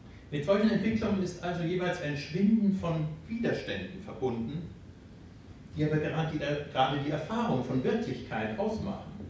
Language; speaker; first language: German; native; German